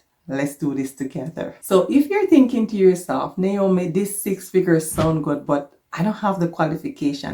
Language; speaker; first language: English; native; English